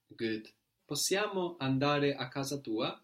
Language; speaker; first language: Italian; non-native, fluent; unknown